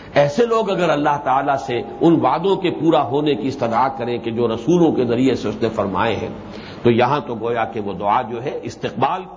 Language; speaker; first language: Urdu; native; Urdu